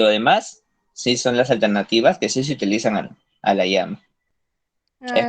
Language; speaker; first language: Spanish; native; Spanish